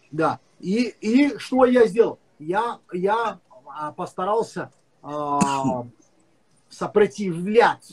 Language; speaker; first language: Russian; non-native, learner; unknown